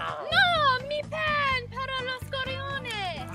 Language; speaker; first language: Spanish; non-native, learner; English